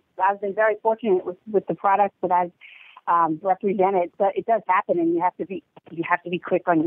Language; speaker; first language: English; native; English